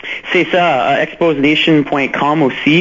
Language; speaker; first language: French; non-native, local second language; English